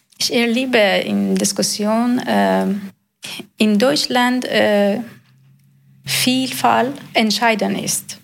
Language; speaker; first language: German; non-native, learner; Persian